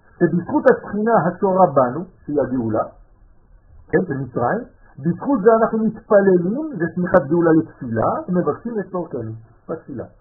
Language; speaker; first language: Hebrew; non-native, fluent; French